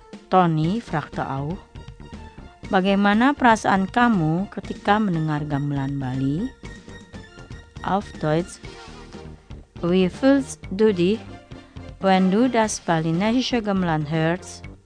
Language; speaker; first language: German; non-native, fluent; Indonesian